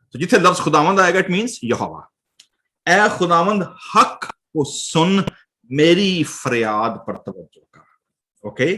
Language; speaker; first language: Urdu; non-native, local second language; Punjabi